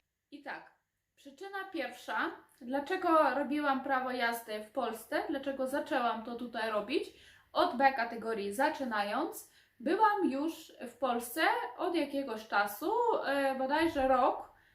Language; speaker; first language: Polish; non-native, fluent; Ukrainian